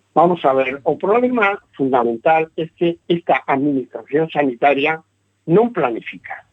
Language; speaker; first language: Galician; non-native, local second language; Spanish